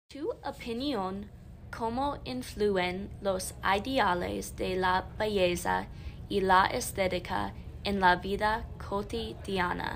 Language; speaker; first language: Spanish; non-native, learner; English